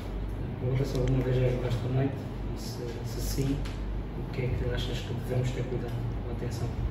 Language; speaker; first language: Indonesian; non-native, fluent; Portuguese